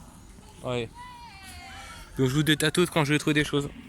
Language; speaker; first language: French; native; French